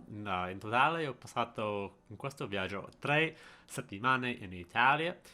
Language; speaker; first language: Italian; non-native, fluent; English